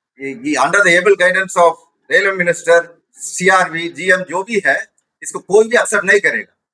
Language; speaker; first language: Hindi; non-native, local second language; Tamil